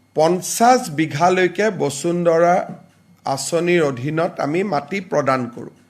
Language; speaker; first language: Assamese; native; Assamese